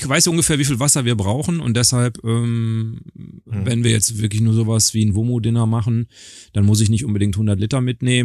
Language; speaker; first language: German; native; German